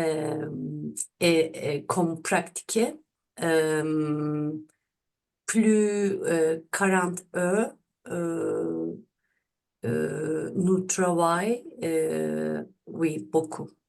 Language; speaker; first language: French; non-native, learner; Turkish